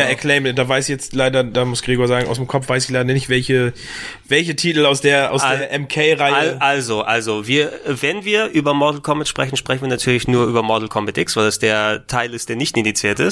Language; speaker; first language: German; native; German